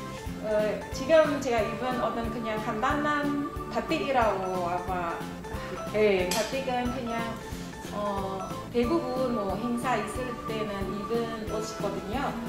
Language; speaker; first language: Korean; non-native, fluent; Indonesian